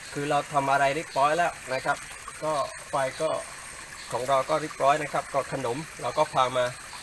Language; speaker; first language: Thai; non-native, local second language; Pattani Malay